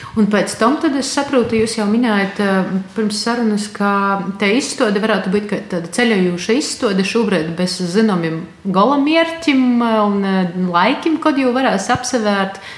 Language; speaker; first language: Latvian; native; Latvian